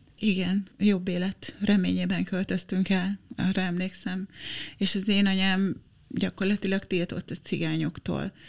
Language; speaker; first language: Hungarian; native; Hungarian